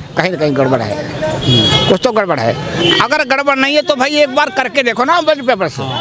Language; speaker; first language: Hindi; native; Hindi